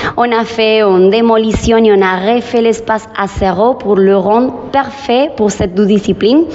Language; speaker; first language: French; non-native, fluent; Spanish